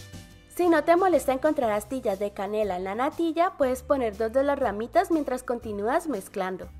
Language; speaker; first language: Spanish; native; Spanish